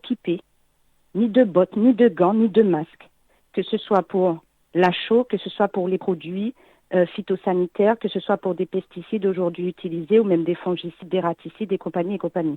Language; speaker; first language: French; native; French